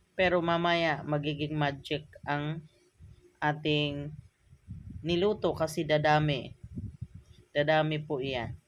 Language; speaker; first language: Filipino; native; Filipino